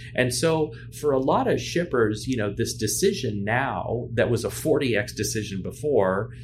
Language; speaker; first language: English; native; English